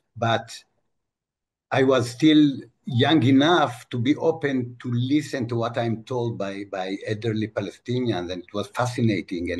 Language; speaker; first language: English; non-native, fluent; Hebrew